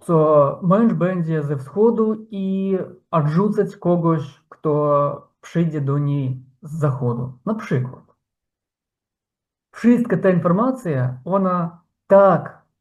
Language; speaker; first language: Polish; non-native, fluent; Ukrainian